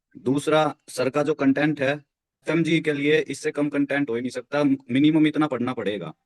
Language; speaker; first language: Hindi; native; Hindi